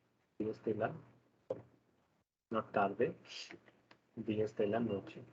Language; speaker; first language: Spanish; non-native, learner; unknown